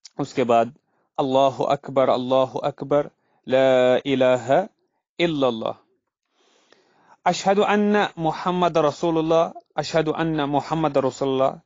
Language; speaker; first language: Urdu; non-native, local second language; Kashmiri